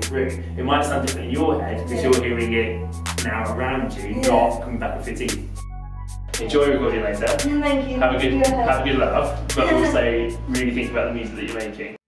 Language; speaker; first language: English; native; English